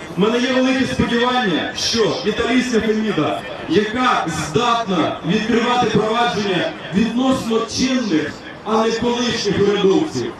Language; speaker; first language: Ukrainian; native; Ukrainian